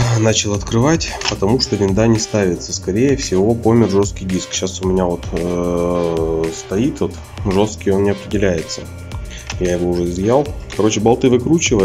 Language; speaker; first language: Russian; native; Russian